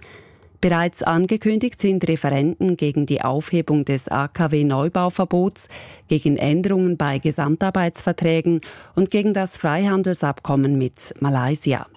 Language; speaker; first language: German; native; German